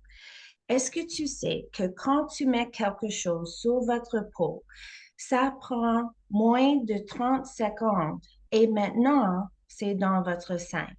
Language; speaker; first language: French; non-native, fluent; English